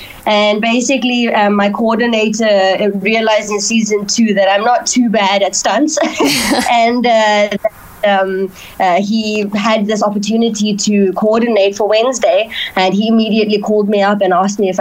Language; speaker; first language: English; native; English